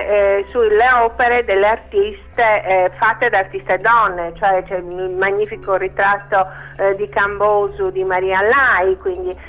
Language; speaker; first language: Italian; native; Italian